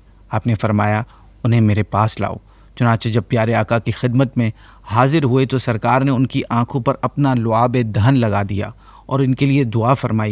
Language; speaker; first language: Urdu; native; Urdu